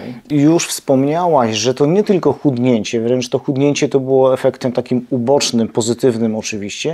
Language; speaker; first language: Polish; native; Polish